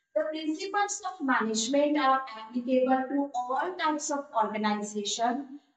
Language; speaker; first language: English; non-native, local second language; Hindi